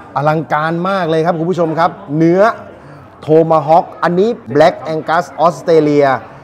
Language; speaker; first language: Thai; native; Thai